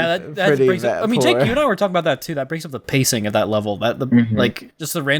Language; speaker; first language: English; native; English